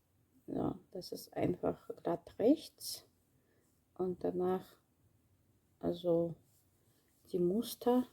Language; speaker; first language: German; non-native, learner; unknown